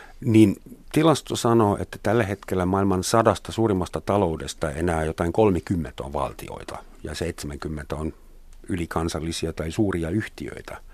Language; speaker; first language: Finnish; non-native, fluent; German